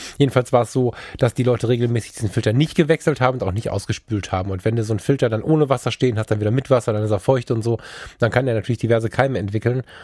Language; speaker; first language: German; early bilingual, other home language; Turkish